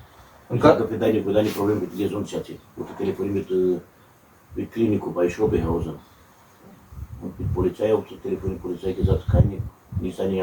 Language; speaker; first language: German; non-native, learner; Romanian